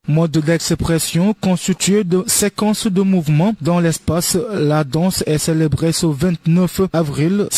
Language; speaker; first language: French; non-native, local second language; Wolof